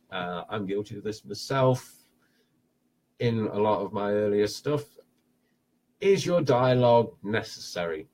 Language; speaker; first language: English; native; English